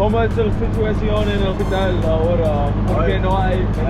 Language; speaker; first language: Spanish; non-native, learner; English